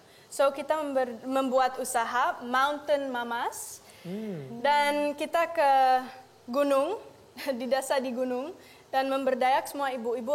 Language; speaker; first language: Indonesian; non-native, local second language; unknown